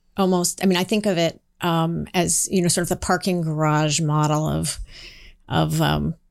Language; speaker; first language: English; native; English